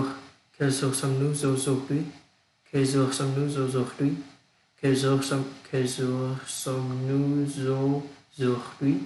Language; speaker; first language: French; non-native, learner; Vietnamese